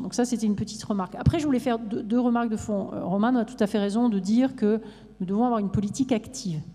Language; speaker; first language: French; native; French